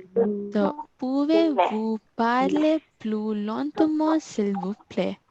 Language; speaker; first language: French; non-native, learner; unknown